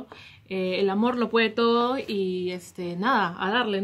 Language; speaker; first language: Spanish; native; Spanish